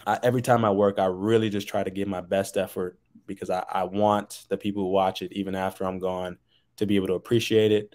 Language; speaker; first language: English; native; English